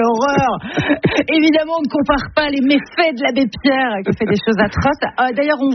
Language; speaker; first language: French; native; French